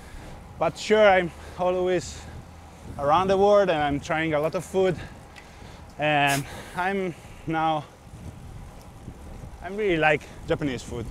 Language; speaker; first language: English; non-native, fluent; Italian